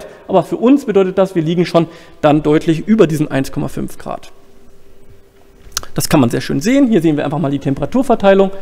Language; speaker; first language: German; native; German